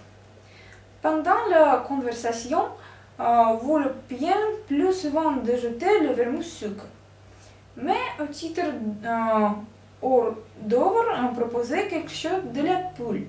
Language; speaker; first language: French; non-native, learner; Russian